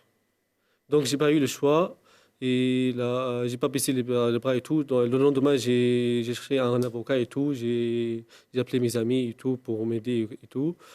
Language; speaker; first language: French; non-native, local second language; Arabic